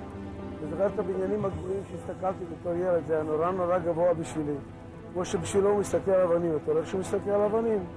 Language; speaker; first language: Hebrew; non-native, fluent; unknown